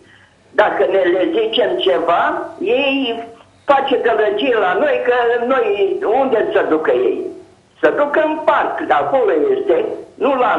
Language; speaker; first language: Romanian; non-native, local second language; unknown